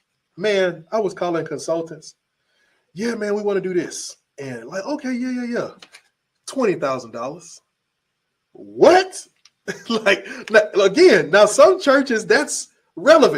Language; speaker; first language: English; native; English